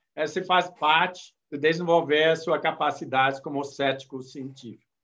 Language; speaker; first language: Portuguese; non-native, fluent; English